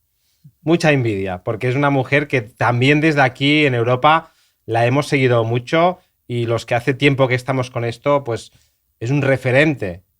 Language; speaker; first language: Spanish; native; Spanish